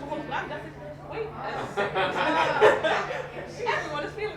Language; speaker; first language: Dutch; non-native, fluent; English